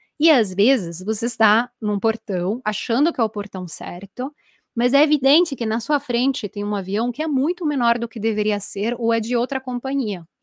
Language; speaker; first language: Portuguese; non-native, fluent; Italian